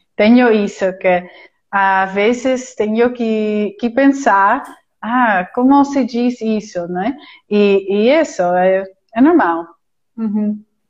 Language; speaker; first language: Portuguese; non-native, fluent; Dutch